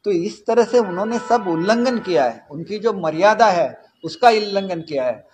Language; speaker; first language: Hindi; non-native, local second language; Marathi